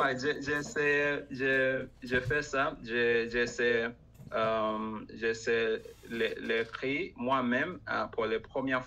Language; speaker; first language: French; non-native, learner; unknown